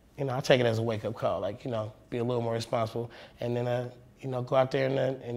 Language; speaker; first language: English; native; English